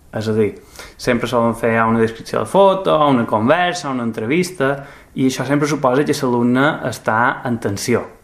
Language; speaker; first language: Catalan; native; Catalan